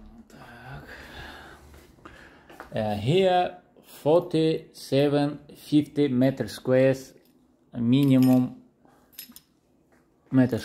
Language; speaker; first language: English; non-native, learner; Russian